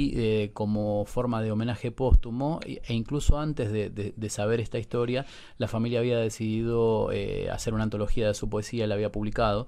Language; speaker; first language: Spanish; native; Spanish